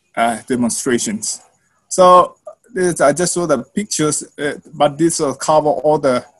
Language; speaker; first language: English; non-native, learner; Burmese